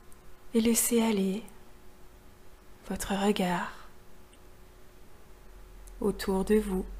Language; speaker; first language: French; native; French